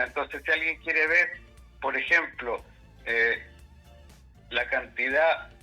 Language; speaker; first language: Spanish; native; Spanish